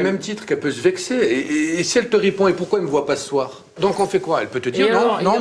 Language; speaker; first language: French; native; French